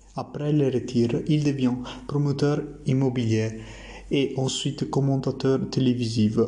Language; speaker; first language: French; non-native, learner; Italian